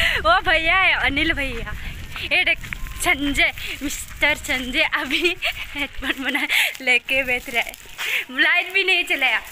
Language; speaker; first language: Hindi; non-native, local second language; Bodo